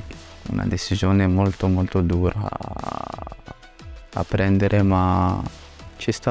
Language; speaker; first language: Italian; non-native, fluent; French